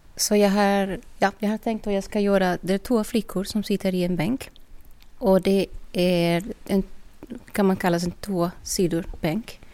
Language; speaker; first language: Swedish; non-native, fluent; Spanish